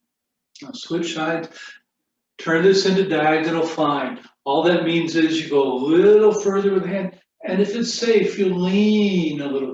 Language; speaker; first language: English; native; English